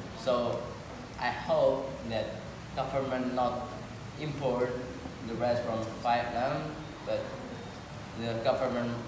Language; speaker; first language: English; non-native, learner; Indonesian